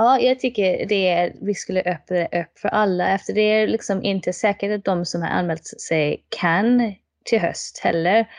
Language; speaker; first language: Swedish; non-native, fluent; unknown